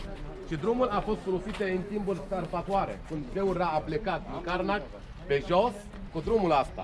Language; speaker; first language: Romanian; non-native, learner; Arabic